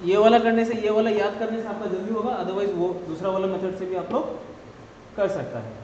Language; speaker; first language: Hindi; non-native, local second language; Assamese